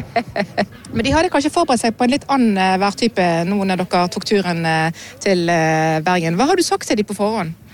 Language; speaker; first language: Norwegian; native; Norwegian